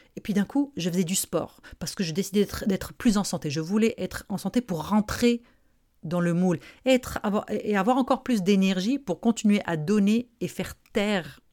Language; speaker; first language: French; non-native, local second language; Arabic